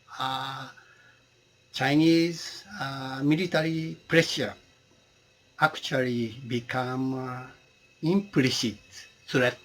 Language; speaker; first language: English; non-native, learner; Japanese